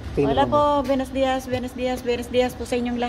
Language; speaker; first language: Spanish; non-native, learner; Filipino